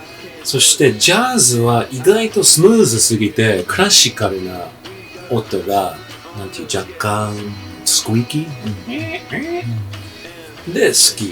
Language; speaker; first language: Japanese; non-native, fluent; English